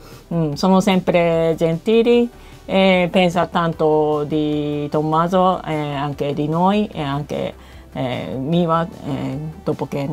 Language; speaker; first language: Italian; non-native, learner; Japanese